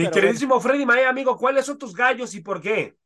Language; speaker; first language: Spanish; native; Spanish